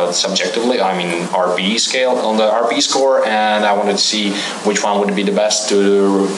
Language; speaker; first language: English; non-native, fluent; Croatian